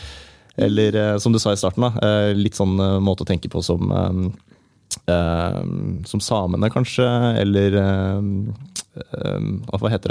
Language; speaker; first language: Norwegian; native; Norwegian